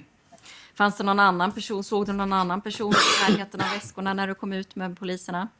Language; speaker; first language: Swedish; native; Swedish